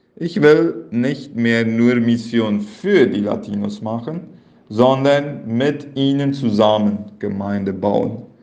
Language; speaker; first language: German; early bilingual, heritage; Plautdietsch